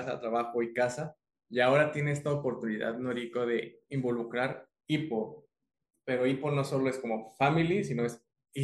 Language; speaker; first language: Spanish; native; Spanish